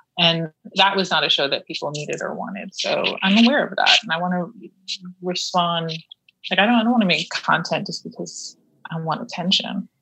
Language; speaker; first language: English; early bilingual, other home language; Persian